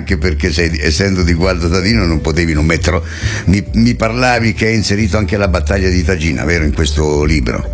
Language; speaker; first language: Italian; native; Italian